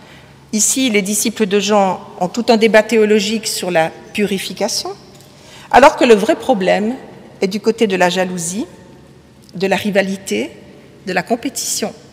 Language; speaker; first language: French; native; French